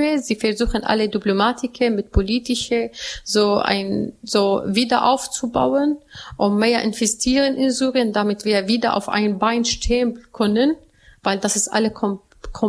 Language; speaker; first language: German; non-native, learner; Arabic